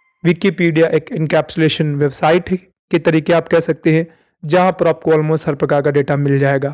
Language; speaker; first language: Hindi; native; Hindi